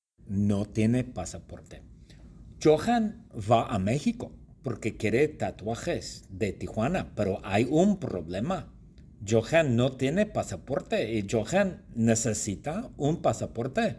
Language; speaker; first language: Spanish; non-native, fluent; English